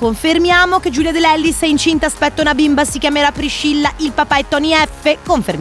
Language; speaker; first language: Italian; native; Italian